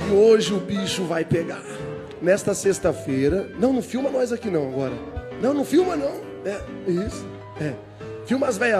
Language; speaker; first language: Portuguese; native; Portuguese